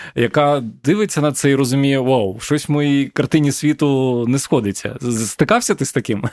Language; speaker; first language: Ukrainian; native; Ukrainian